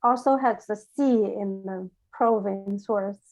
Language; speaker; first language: English; non-native, learner; Chinese